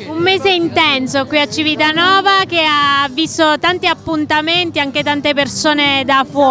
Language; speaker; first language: Italian; native; Italian